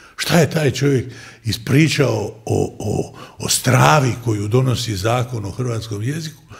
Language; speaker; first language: Croatian; native; Croatian